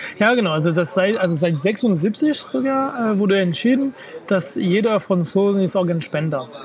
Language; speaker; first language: German; non-native, fluent; French